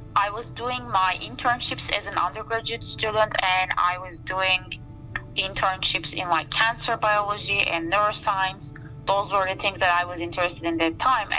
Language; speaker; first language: English; non-native, fluent; Turkish